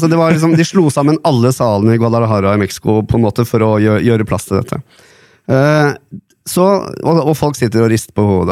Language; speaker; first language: Norwegian; native; Norwegian